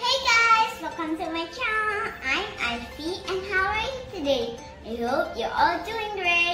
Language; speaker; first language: English; non-native, learner; Indonesian